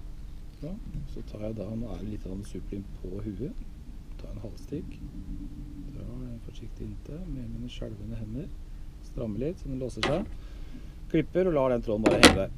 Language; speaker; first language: Norwegian; native; Norwegian